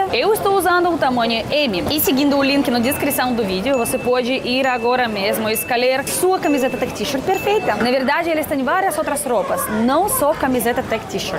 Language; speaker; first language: Portuguese; non-native, fluent; Russian